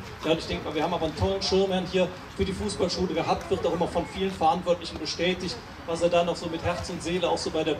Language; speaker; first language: German; native; German